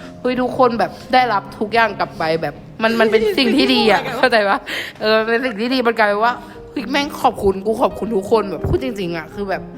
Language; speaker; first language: Thai; native; Thai